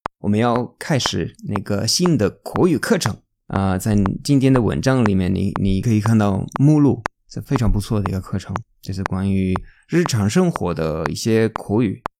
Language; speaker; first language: Chinese; non-native, fluent; Spanish